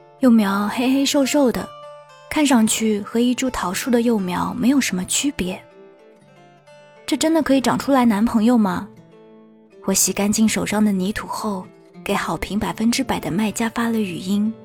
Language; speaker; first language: Chinese; native; Chinese